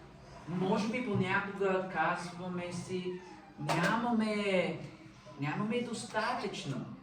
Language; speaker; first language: Bulgarian; non-native, fluent; English